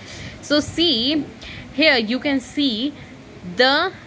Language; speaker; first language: English; non-native, local second language; Hindi